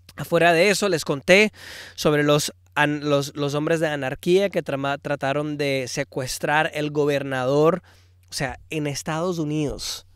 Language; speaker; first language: Spanish; early bilingual, heritage; Spanish